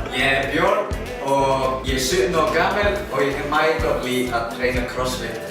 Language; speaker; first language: Danish; non-native, learner; Icelandic